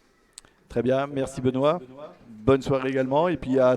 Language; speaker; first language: French; native; French